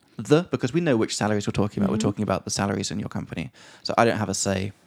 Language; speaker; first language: English; native; English